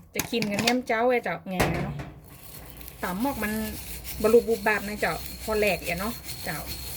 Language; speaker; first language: Thai; native; Thai